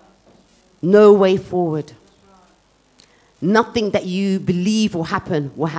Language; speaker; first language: English; native; English